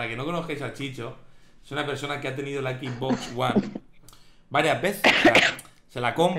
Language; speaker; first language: Spanish; native; Spanish